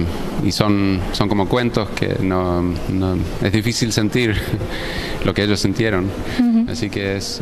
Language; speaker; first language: Spanish; early bilingual, heritage; Spanish